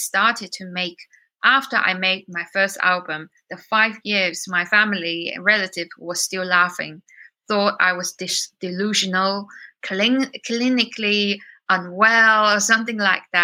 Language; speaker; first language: English; non-native, fluent; Chinese